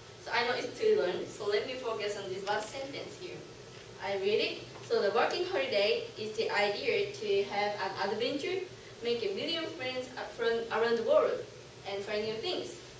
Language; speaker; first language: English; non-native, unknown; Japanese